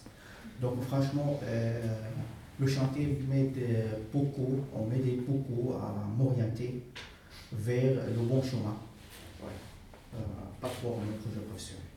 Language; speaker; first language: French; non-native, fluent; Arabic